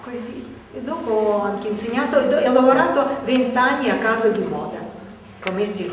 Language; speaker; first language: Italian; non-native, learner; Russian